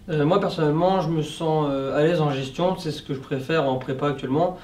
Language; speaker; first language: French; native; French